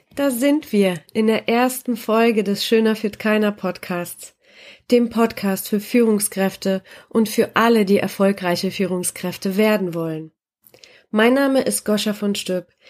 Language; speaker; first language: German; early bilingual, other home language; Polish